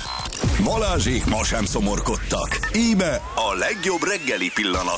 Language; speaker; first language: Hungarian; native; Hungarian